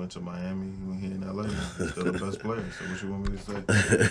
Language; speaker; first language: English; native; English